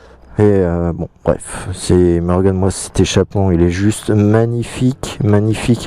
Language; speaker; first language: French; native; French